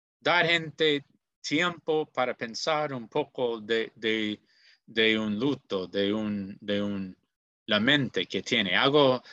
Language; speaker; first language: Spanish; non-native, learner; English